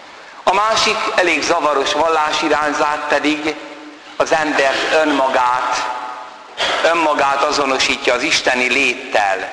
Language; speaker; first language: Hungarian; native; Hungarian